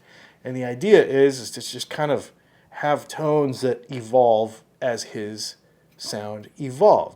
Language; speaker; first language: English; native; English